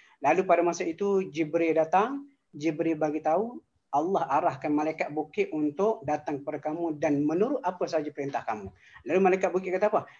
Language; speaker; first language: Malay; native; Malay